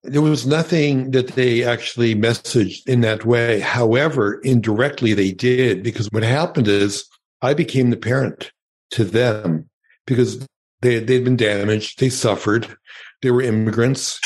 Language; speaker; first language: English; early bilingual, other home language; Yiddish